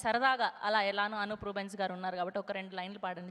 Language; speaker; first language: Telugu; native; Telugu